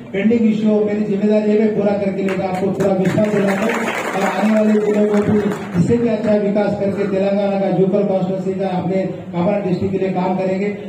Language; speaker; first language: Hindi; non-native, local second language; Telugu